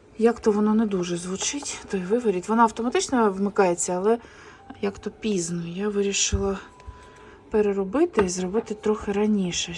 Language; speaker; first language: Ukrainian; native; Ukrainian